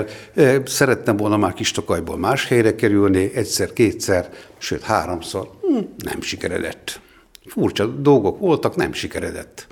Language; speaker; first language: Hungarian; native; Hungarian